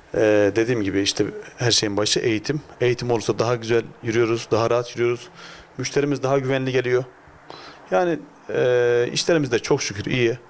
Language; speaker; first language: Turkish; native; Turkish